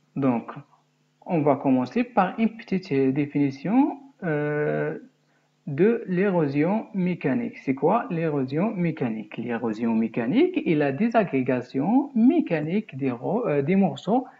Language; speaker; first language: French; non-native, local second language; Arabic